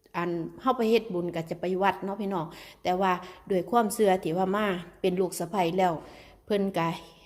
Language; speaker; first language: Thai; native; Thai